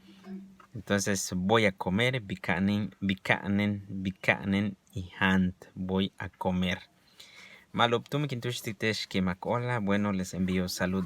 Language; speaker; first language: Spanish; non-native, local second language; Yucateco